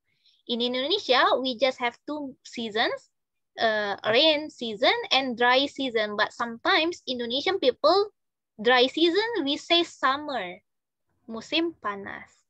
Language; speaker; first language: English; non-native, fluent; Indonesian